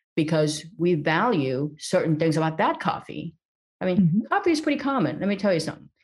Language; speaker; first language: English; early bilingual, other home language; Korean